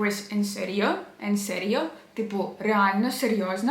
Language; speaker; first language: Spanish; non-native, fluent; Ukrainian